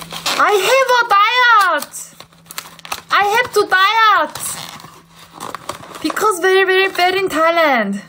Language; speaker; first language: English; non-native, learner; Korean